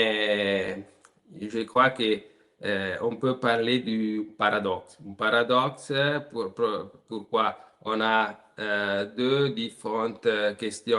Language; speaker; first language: French; non-native, learner; Italian